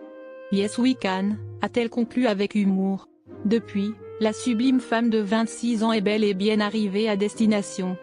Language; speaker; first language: French; native; French